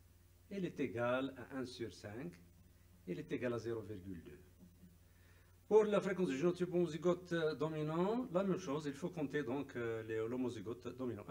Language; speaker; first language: French; non-native, local second language; Arabic